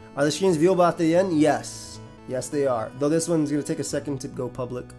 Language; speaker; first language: English; native; English